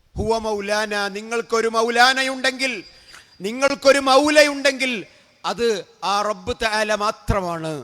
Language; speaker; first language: Malayalam; native; Malayalam